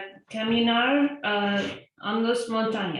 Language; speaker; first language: Spanish; non-native, learner; English